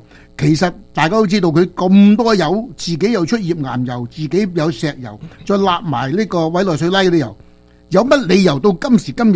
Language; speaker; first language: Chinese; native; Chinese